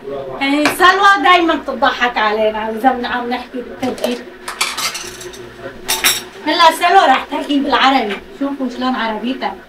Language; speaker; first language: Arabic; non-native, local second language; Kurdish